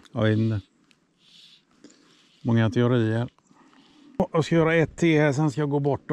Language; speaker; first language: Swedish; native; Swedish